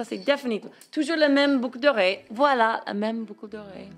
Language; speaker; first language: French; non-native, learner; English